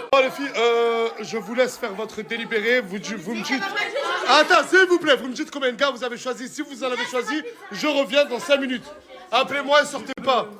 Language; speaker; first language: French; native; French